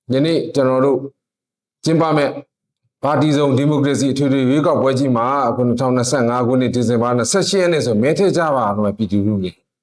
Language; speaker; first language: Burmese; non-native, local second language; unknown